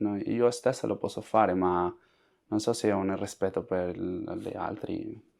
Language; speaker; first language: Italian; non-native, fluent; Spanish